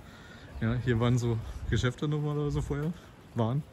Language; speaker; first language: German; native; German